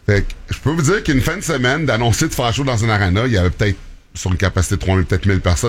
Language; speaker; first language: French; native; French